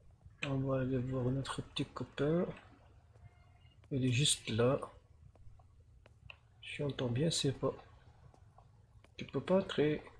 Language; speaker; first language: French; non-native, learner; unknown